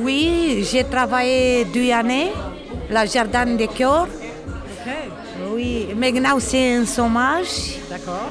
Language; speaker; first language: French; non-native, learner; Romanian